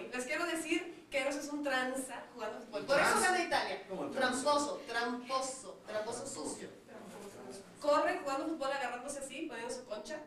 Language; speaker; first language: Spanish; native; Spanish